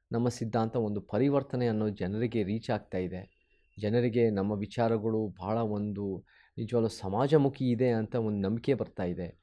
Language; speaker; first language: Kannada; early bilingual, heritage; Kannada